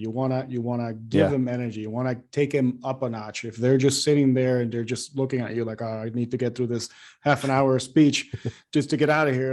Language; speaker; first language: English; native; English